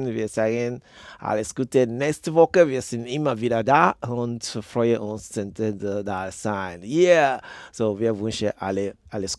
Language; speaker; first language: German; non-native, learner; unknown